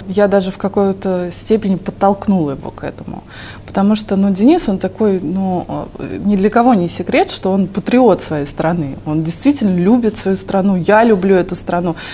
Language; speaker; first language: Russian; native; Russian